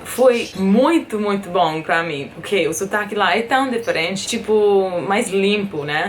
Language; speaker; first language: Portuguese; non-native, fluent; English